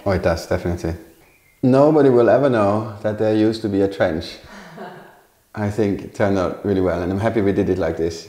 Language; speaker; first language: English; non-native, fluent; German